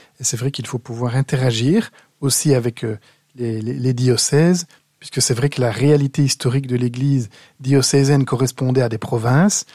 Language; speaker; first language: French; native; French